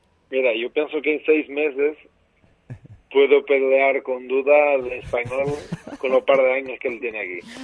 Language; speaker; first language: Spanish; non-native, fluent; Portuguese